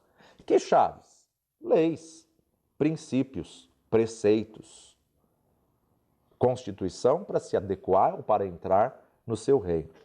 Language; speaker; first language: Portuguese; native; Portuguese